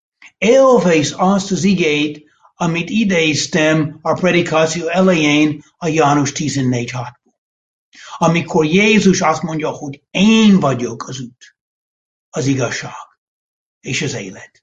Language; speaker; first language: Hungarian; non-native, fluent; English